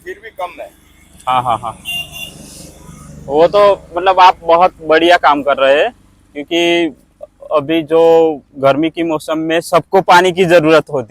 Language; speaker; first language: Hindi; non-native, local second language; Gujarati